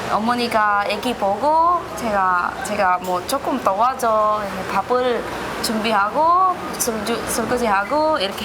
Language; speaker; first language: Korean; non-native, learner; Filipino